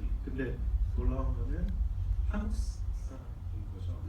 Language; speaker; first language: Korean; native; Korean